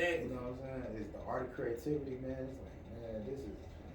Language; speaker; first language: English; native; English